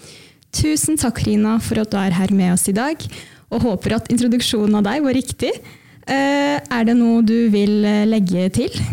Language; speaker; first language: Norwegian; native; Norwegian